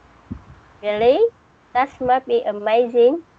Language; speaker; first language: English; non-native, learner; Vietnamese